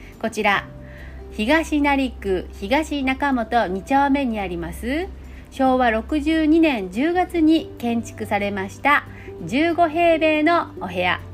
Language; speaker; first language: Japanese; native; Japanese